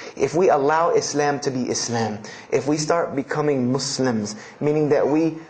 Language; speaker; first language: English; native; English